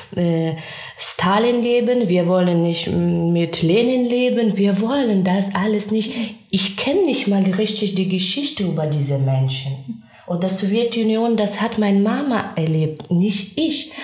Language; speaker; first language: German; non-native, fluent; Ukrainian